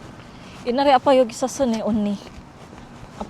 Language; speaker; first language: Korean; non-native, learner; Filipino